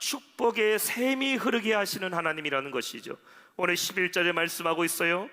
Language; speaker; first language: Korean; native; Korean